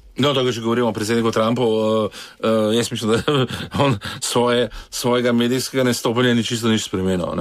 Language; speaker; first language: Slovenian; native; Slovenian